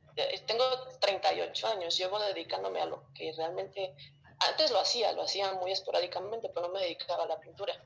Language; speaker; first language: Spanish; early bilingual, other home language; Russian